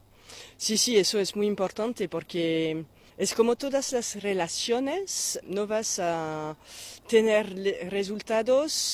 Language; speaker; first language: Spanish; non-native, fluent; French